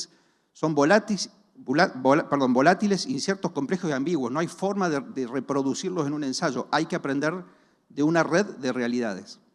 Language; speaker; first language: Spanish; native; Spanish